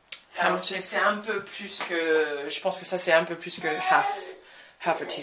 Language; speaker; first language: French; non-native, learner; English